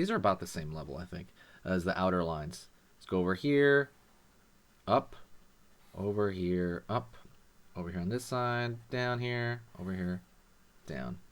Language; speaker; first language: English; native; English